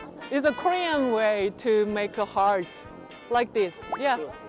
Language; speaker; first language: English; non-native, learner; Korean